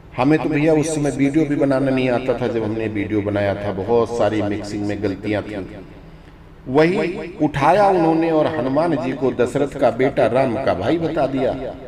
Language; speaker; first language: Hindi; native; Hindi